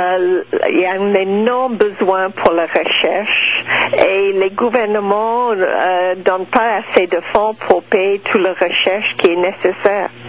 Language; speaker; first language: French; non-native, local second language; English